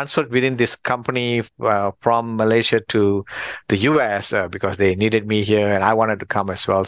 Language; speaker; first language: English; non-native, local second language; Tamil